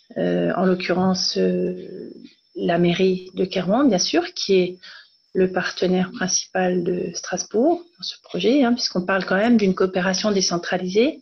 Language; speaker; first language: French; native; French